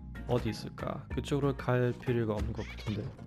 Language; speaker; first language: Korean; non-native, fluent; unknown